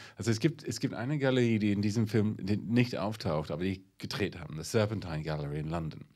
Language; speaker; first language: German; non-native, fluent; English